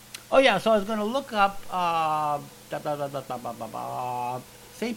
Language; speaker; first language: English; native; English